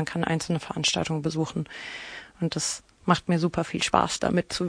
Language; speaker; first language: German; native; German